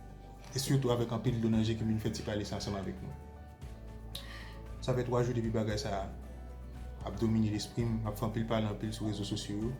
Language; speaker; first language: French; non-native, local second language; Haitian Creole